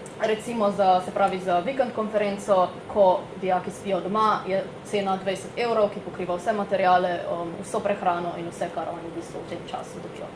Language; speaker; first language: Slovenian; native; Slovenian